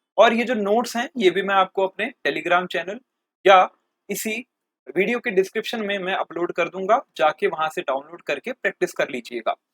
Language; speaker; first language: Hindi; native; Hindi